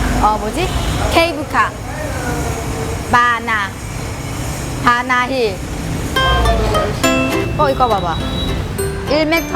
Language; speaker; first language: Korean; non-native, learner; Vietnamese